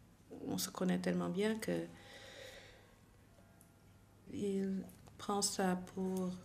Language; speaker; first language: French; non-native, fluent; Dutch